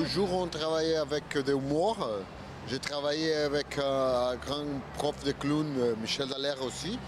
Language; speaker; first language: French; non-native, learner; Spanish